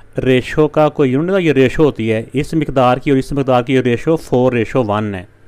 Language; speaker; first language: Urdu; non-native, local second language; Punjabi